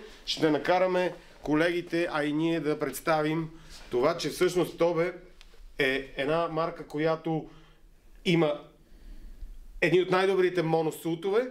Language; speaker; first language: Bulgarian; native; Bulgarian